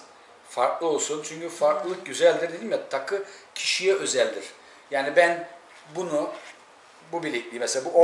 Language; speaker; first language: Turkish; native; Turkish